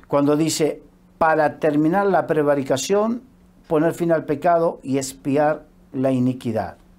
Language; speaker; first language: Spanish; native; Spanish